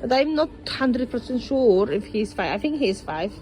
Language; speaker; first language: English; non-native, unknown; Polish